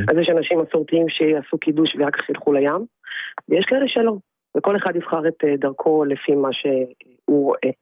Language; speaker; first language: Hebrew; native; Hebrew